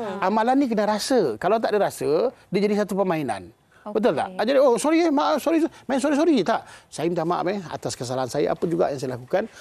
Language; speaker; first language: Malay; native; Malay